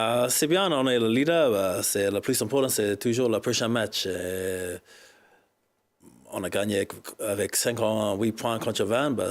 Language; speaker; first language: French; non-native, learner; English